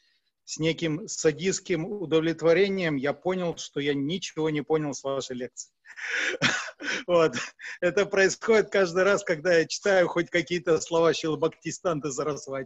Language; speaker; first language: Russian; native; Russian